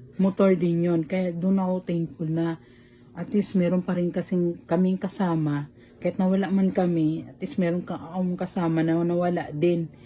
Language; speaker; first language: Filipino; native; Filipino